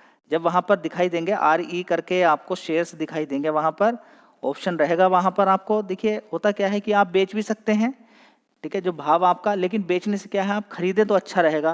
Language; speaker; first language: Hindi; native; Hindi